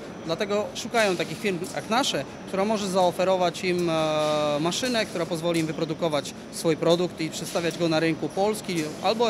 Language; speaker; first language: Polish; native; Polish